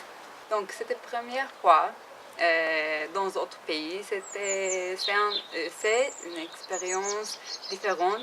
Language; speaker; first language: French; non-native, learner; Turkish